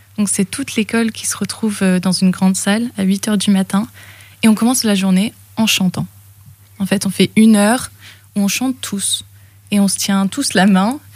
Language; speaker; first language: French; early bilingual, other home language; English